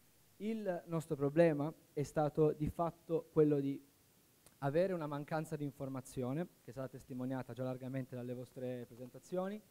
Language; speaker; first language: Italian; native; Italian